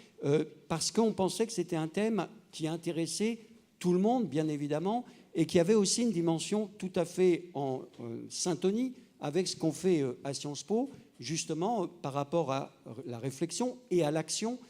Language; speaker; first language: French; native; French